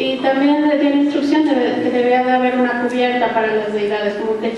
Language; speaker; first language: Spanish; native; Spanish